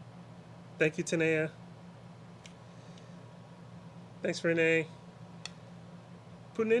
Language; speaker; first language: English; native; English